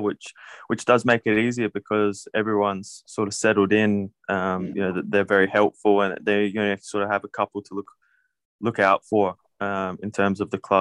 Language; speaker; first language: English; native; English